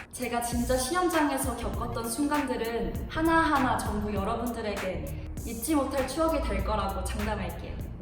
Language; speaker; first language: Korean; native; Korean